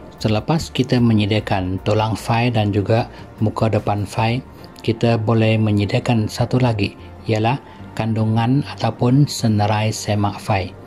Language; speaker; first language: Malay; non-native, local second language; Chinese